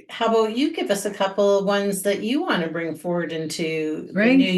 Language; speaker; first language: English; native; English